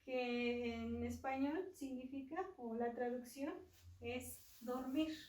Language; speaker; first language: Spanish; non-native, local second language; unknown